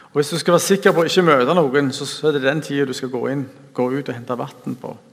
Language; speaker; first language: Norwegian; native; Norwegian